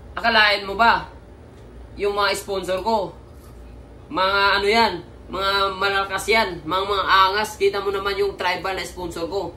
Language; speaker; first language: Filipino; non-native, local second language; Cebuano